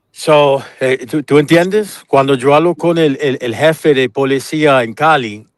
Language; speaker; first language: Spanish; non-native, learner; English